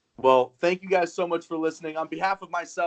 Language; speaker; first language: English; native; English